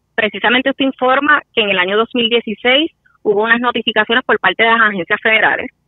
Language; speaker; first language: Spanish; native; Spanish